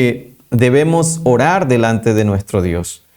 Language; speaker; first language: Spanish; native; Spanish